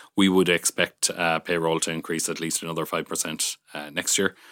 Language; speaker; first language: English; native; English